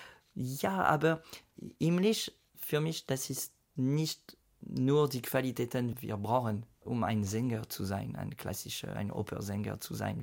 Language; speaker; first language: German; non-native, fluent; French